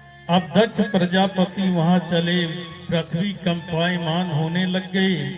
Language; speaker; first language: Hindi; native; Hindi